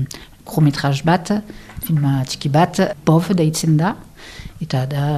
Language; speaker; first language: Basque; non-native, local second language; French